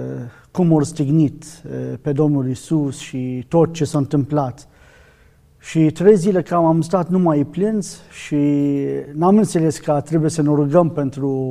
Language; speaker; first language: Romanian; non-native, fluent; Arabic